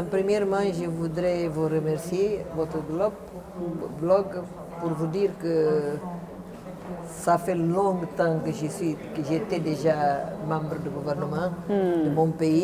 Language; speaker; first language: French; non-native, fluent; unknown